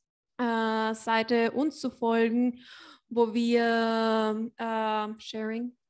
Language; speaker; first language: German; non-native, learner; Spanish